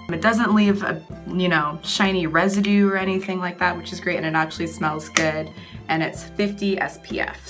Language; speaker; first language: English; native; English